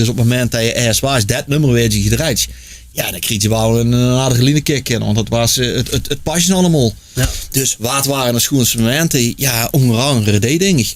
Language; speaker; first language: Dutch; native; Dutch